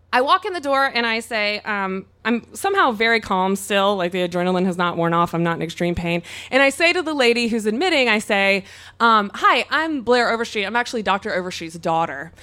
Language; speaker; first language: English; native; English